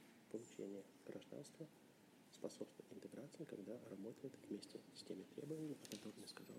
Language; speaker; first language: Russian; native; Russian